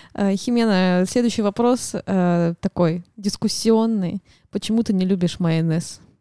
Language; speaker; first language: Russian; native; Russian